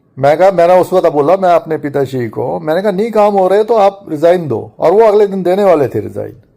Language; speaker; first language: Hindi; native; Hindi